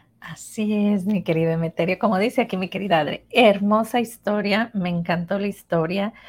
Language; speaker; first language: Spanish; native; Spanish